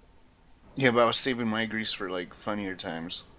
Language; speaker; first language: English; native; English